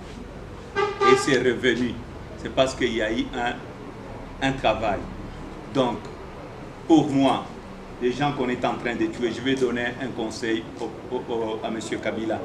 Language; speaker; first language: French; non-native, local second language; Swahili